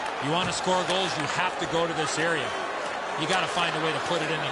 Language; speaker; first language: English; native; English